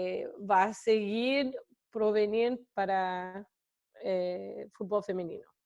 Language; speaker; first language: Spanish; non-native, fluent; English